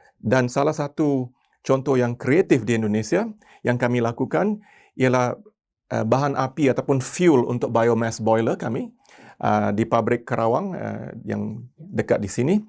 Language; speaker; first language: Malay; non-native, local second language; Tamil